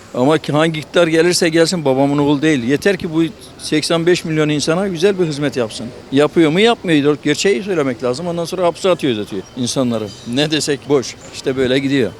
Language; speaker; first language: Turkish; native; Turkish